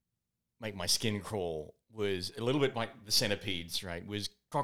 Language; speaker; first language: English; native; English